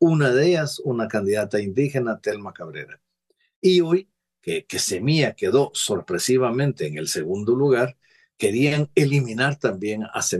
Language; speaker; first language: Spanish; native; Spanish